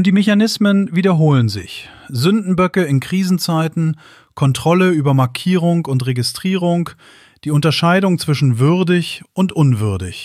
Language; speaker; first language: German; native; German